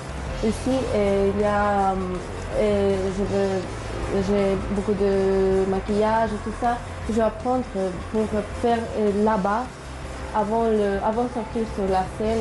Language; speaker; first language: French; non-native, learner; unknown